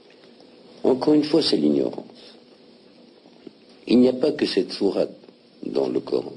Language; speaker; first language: French; non-native, local second language; Arabic